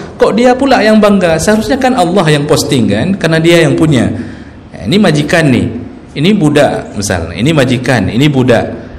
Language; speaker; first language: Malay; non-native, local second language; Achinese